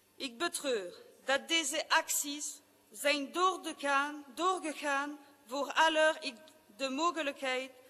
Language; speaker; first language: Dutch; non-native, local second language; French